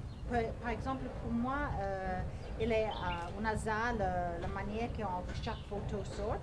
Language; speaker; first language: French; non-native, fluent; English